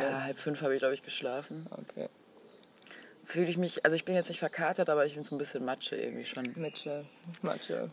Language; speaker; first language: German; native; German